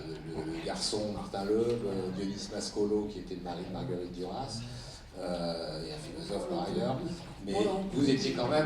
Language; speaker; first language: French; native; French